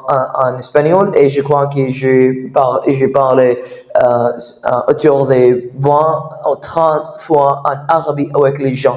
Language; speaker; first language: French; non-native, learner; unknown